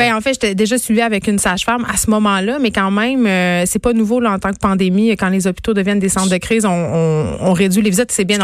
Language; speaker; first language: French; native; French